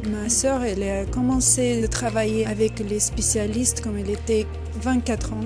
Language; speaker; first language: French; non-native, fluent; Russian